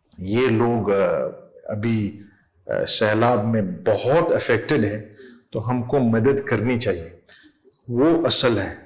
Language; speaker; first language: Urdu; non-native, fluent; English